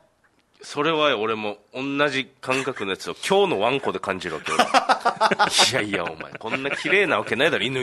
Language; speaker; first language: Japanese; native; Japanese